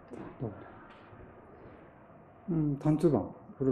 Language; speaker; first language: Bulgarian; non-native, learner; Japanese